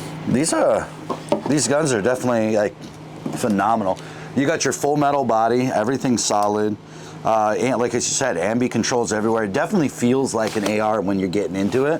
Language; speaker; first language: English; native; English